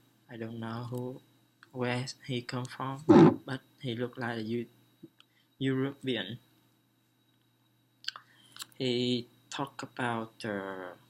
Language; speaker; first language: English; non-native, learner; Vietnamese